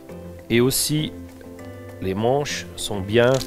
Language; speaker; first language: French; non-native, fluent; German